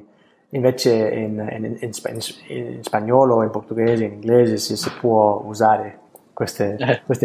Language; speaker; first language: Italian; non-native, fluent; English